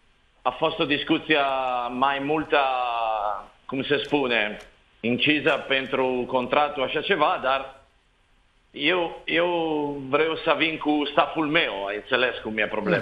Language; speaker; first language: Romanian; non-native, learner; Italian